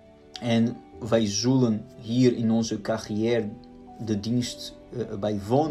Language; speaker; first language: Dutch; non-native, fluent; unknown